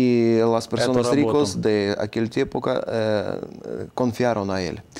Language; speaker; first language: Spanish; non-native, fluent; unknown